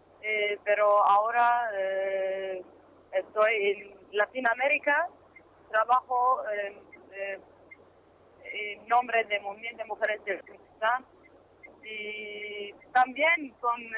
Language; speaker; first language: Spanish; non-native, learner; Kurdish